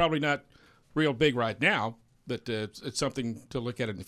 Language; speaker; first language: English; native; English